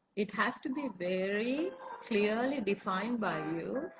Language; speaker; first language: English; non-native, local second language; Sinhala